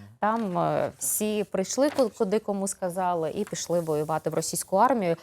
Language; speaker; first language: Ukrainian; native; Ukrainian